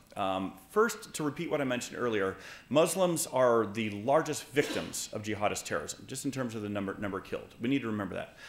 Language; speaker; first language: English; native; English